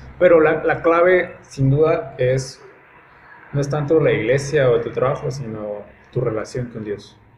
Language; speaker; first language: Spanish; native; Spanish